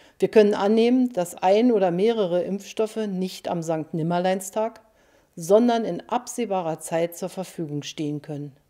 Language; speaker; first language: German; native; German